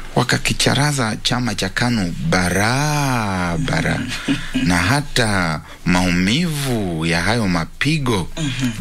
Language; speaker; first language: Swahili; non-native, local second language; Luyia